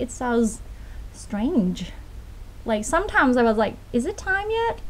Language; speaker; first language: English; non-native, fluent; Thai